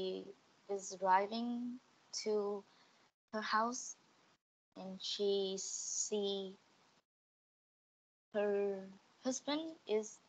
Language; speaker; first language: English; non-native, learner; Vietnamese